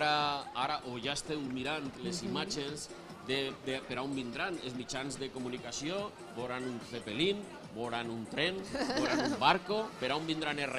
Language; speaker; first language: Catalan; native; Catalan